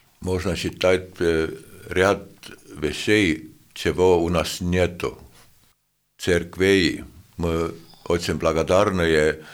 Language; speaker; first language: Russian; non-native, fluent; Estonian